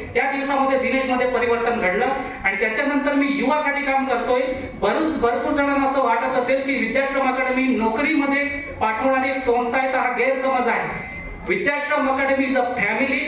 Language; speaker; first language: Marathi; non-native, local second language; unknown